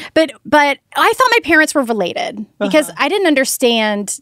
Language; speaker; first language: English; native; English